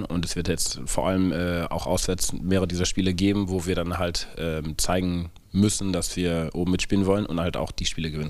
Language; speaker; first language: German; native; German